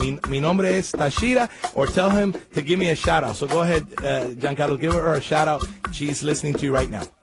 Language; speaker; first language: English; early bilingual, other home language; Spanish